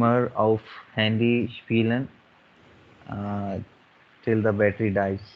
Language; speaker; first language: German; non-native, learner; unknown